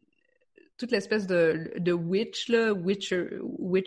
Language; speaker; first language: French; native; French